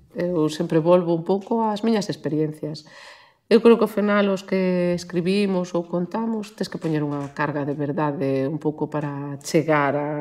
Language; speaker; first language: Galician; non-native, local second language; Spanish